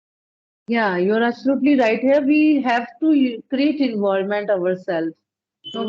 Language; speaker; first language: English; non-native, learner; Punjabi